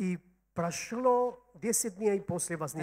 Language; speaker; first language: Russian; native; Russian